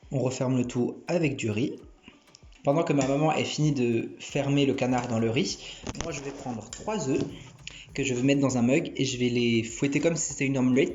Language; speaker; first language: French; early bilingual, other home language; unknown